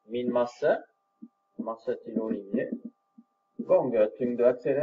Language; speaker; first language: Norwegian; non-native, fluent; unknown